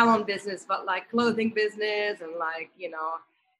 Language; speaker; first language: English; non-native, fluent; Dutch